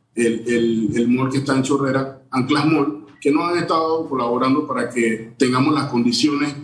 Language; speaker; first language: Spanish; native; Spanish